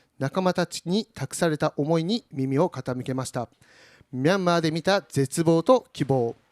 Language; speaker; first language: Japanese; native; Japanese